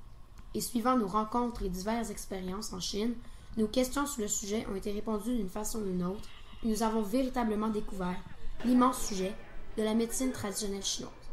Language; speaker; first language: French; native; French